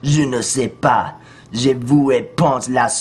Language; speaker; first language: French; non-native, learner; English